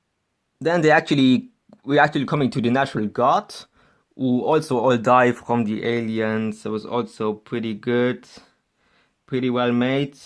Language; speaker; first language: English; non-native, fluent; German